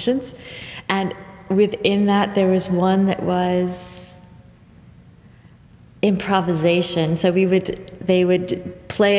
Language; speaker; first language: English; native; English